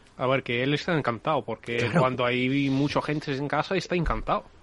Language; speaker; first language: Spanish; non-native, learner; Ukrainian